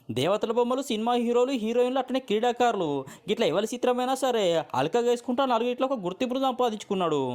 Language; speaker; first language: Telugu; native; Telugu